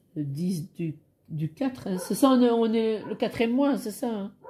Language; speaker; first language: French; native; French